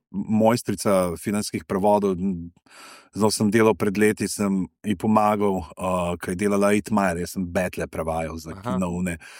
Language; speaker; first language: Slovenian; native; Slovenian